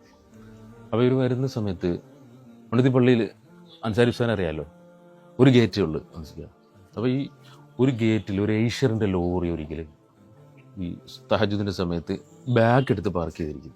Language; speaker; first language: Malayalam; native; Malayalam